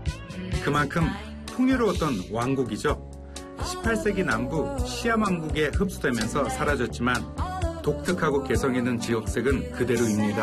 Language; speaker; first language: Korean; native; Korean